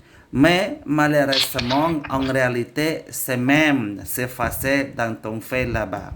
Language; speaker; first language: French; non-native, learner; Indonesian